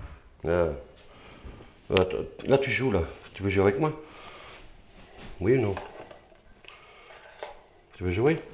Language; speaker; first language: French; native; French